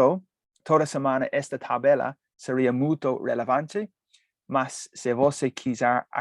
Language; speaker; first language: Portuguese; non-native, learner; English